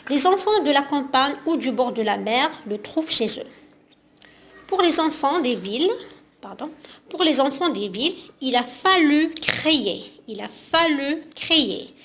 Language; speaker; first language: French; non-native, local second language; Arabic